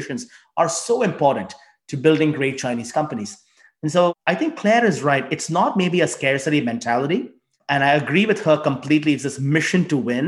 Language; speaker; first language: English; non-native, local second language; Tamil